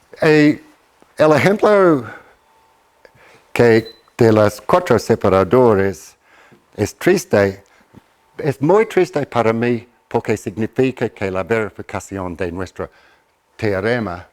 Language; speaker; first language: Spanish; non-native, fluent; English